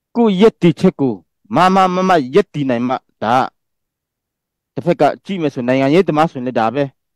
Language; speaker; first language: Burmese; non-native, local second language; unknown